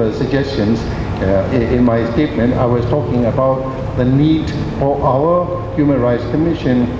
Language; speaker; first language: English; non-native, fluent; Burmese